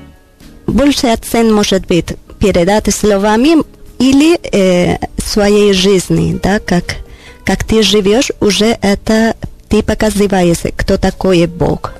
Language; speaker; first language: Russian; non-native, learner; Spanish